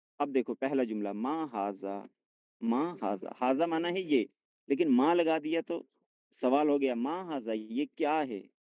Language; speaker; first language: Urdu; non-native, local second language; Punjabi